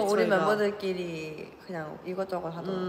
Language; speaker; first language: Korean; non-native, fluent; Thai